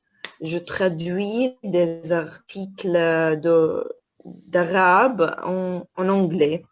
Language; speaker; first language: French; non-native, fluent; Arabic